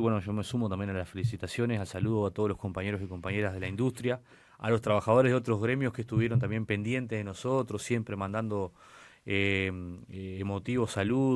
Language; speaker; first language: Spanish; native; Spanish